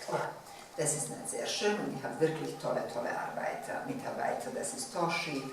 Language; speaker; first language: German; non-native, fluent; Bosnian